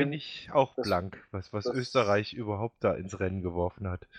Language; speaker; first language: German; native; German